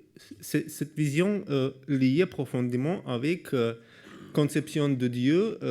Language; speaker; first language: French; non-native, learner; Russian